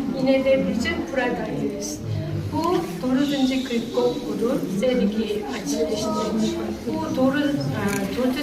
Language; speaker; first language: Turkish; non-native, learner; Korean